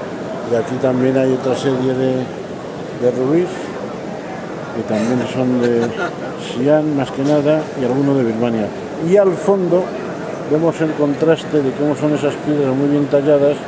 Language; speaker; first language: Spanish; native; Spanish